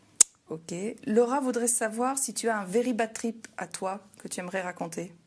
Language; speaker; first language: French; native; French